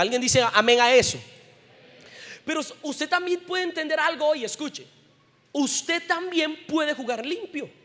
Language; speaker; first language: Spanish; native; Spanish